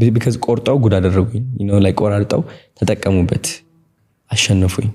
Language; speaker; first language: Amharic; non-native, local second language; Tigrinya